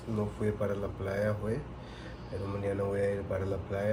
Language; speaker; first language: Spanish; non-native, learner; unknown